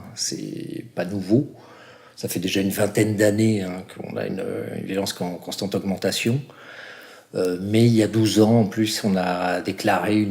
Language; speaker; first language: French; native; French